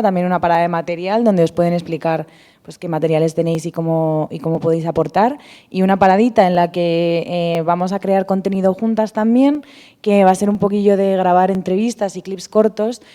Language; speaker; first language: Spanish; native; Spanish